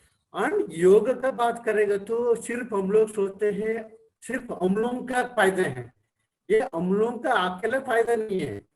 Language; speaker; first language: Hindi; non-native, local second language; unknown